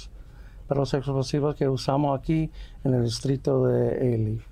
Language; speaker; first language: Spanish; early bilingual, heritage; Spanish